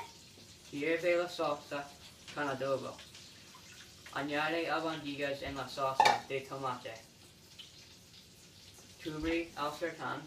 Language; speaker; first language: Spanish; non-native, learner; English